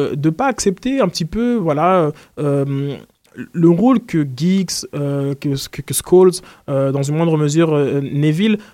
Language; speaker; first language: French; native; French